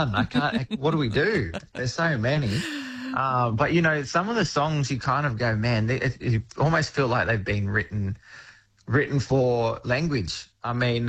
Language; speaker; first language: English; native; English